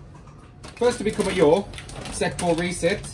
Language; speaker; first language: Swedish; non-native, fluent; English